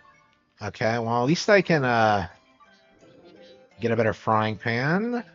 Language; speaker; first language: English; native; English